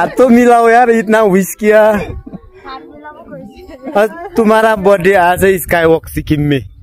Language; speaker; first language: Hindi; non-native, local second language; Nepali